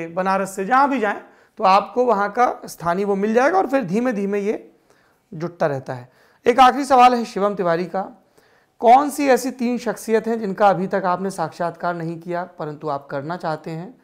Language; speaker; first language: Hindi; native; Hindi